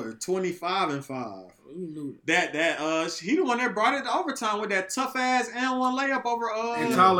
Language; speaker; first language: English; native; English